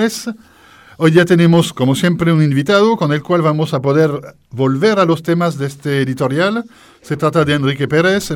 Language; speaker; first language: Spanish; native; Spanish